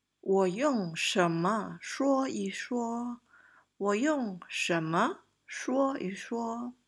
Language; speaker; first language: Chinese; non-native, local second language; Malay